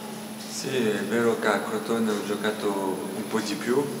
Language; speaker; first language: Italian; non-native, learner; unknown